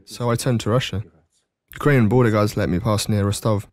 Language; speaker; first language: English; non-native, fluent; Ukrainian